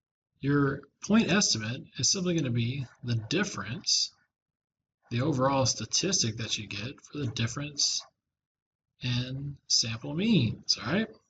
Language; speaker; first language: English; native; English